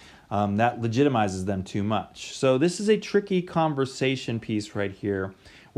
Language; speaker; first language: English; native; English